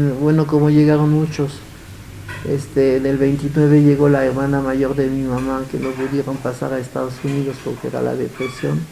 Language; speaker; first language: Spanish; early bilingual, other home language; Yiddish